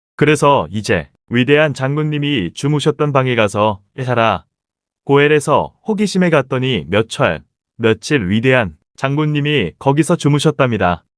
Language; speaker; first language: Korean; native; Korean